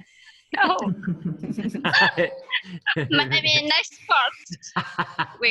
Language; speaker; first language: English; non-native, learner; Vietnamese